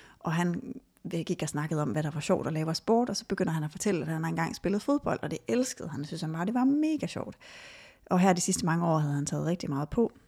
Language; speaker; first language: Danish; native; Danish